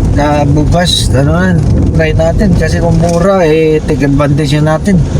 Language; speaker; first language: Filipino; native; Filipino